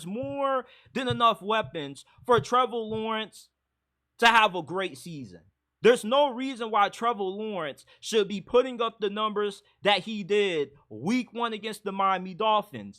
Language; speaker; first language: English; native; English